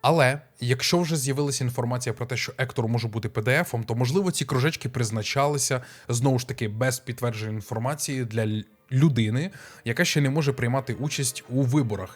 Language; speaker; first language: Ukrainian; native; Ukrainian